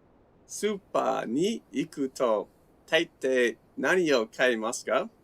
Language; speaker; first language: Japanese; non-native, learner; English